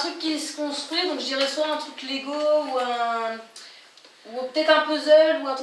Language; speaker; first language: French; native; French